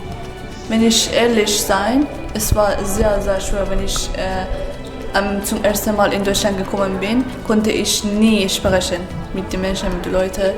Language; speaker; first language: German; non-native, learner; Persian